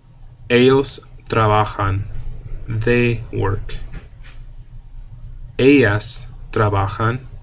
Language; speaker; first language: Spanish; non-native, fluent; English